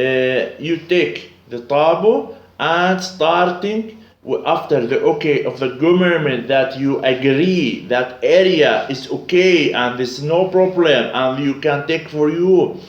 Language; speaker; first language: English; non-native, learner; Arabic